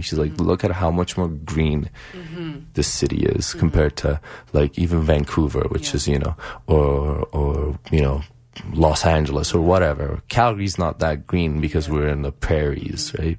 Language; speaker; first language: English; non-native, fluent; Persian